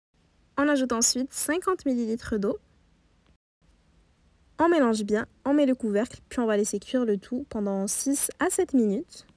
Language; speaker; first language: French; native; French